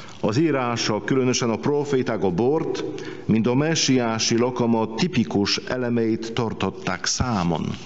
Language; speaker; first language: Hungarian; non-native, fluent; Polish